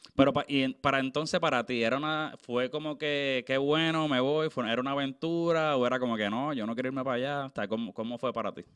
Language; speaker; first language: Spanish; native; Spanish